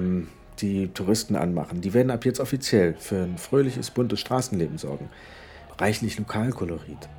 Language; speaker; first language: German; native; German